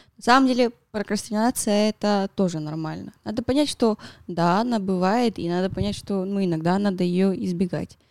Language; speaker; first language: Russian; non-native, fluent; Spanish